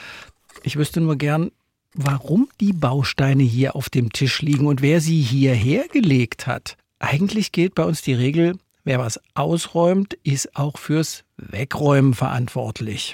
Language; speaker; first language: German; native; German